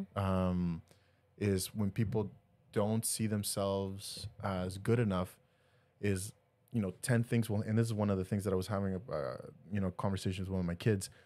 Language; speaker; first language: English; early bilingual, other home language; Spanish